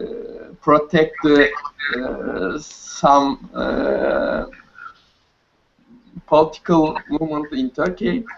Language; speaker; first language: English; non-native, learner; Turkish